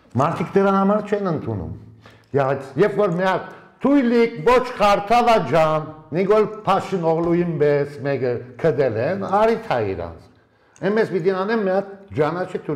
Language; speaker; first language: Armenian; early bilingual, heritage; Armenian